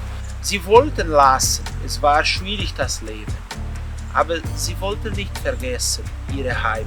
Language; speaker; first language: German; non-native, fluent; Portuguese